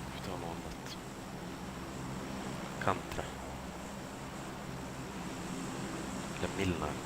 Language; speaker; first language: Swedish; native; Swedish